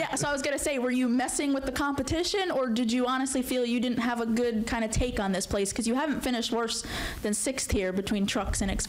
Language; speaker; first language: English; native; English